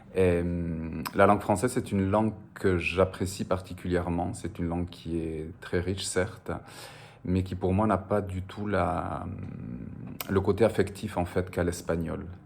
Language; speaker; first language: French; early bilingual, other home language; Spanish